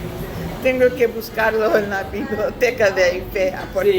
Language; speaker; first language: Spanish; non-native, learner; English